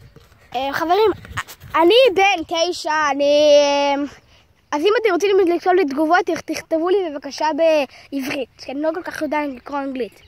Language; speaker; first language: Hebrew; native; Hebrew